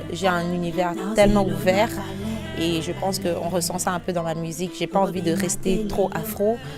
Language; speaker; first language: French; non-native, local second language; Lingala